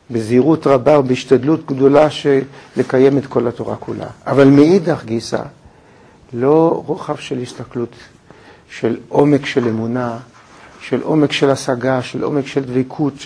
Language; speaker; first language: Hebrew; native; Hebrew